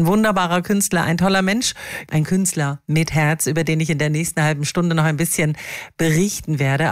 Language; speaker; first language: German; native; German